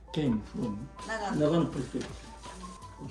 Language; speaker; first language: Japanese; native; Japanese